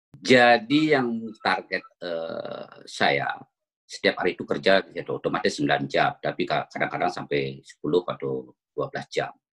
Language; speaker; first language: Indonesian; native; Indonesian